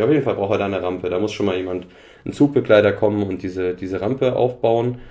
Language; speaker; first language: German; native; German